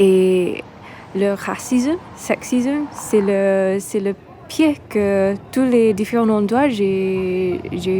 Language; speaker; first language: French; non-native, learner; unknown